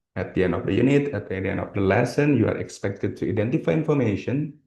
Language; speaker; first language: English; non-native, fluent; Indonesian